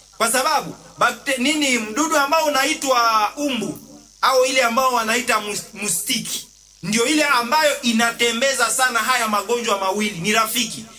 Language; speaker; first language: Swahili; native; Swahili